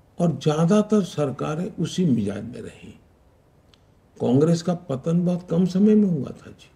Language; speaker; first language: Hindi; non-native, local second language; Gujarati